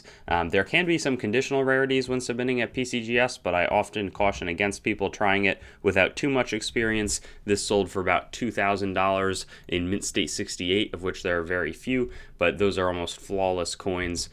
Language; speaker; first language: English; native; English